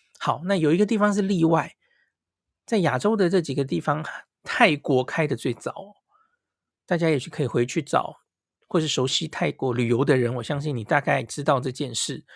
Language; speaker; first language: Chinese; native; Chinese